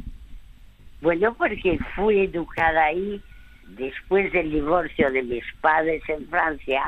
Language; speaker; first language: Spanish; early bilingual, other home language; French